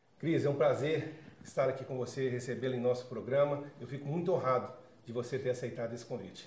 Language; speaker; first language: Portuguese; native; Portuguese